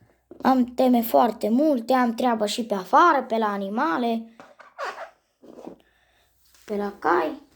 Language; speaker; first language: Romanian; native; Romanian